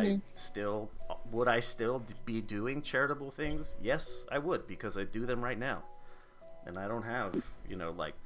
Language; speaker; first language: English; native; English